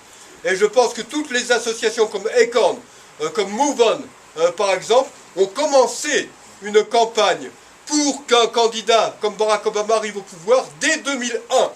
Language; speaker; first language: French; native; French